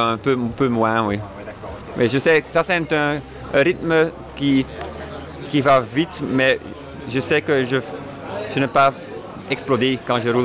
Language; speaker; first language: French; non-native, fluent; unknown